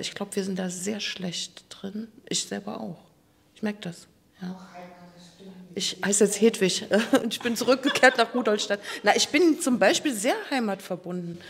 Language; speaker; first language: German; native; German